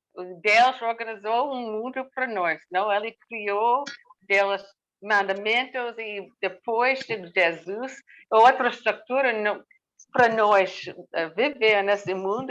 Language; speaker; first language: Portuguese; non-native, learner; English